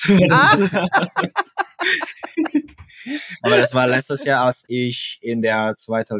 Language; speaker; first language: German; non-native, fluent; Indonesian